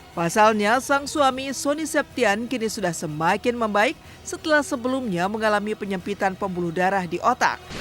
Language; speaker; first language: Indonesian; native; Indonesian